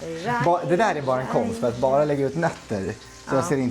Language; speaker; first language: Swedish; native; Swedish